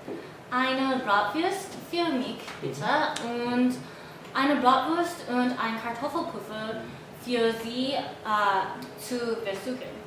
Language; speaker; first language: German; non-native, learner; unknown